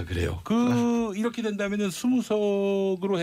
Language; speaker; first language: Korean; native; Korean